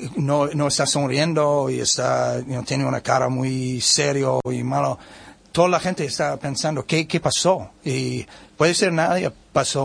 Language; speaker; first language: Spanish; non-native, learner; English